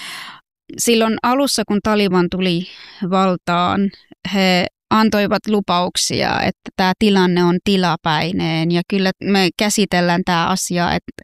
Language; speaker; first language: Finnish; early bilingual, other home language; Persian